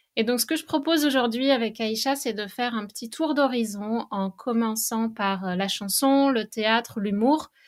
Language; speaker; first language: French; native; French